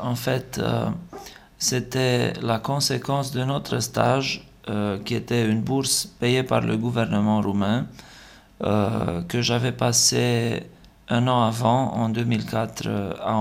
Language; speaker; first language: French; non-native, fluent; Romanian